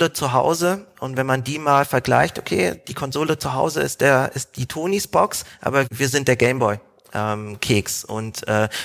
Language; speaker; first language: German; native; German